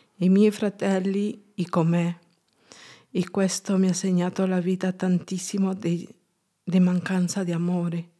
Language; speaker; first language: Italian; non-native, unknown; Spanish